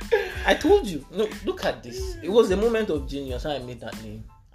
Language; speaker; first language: English; non-native, local second language; Yoruba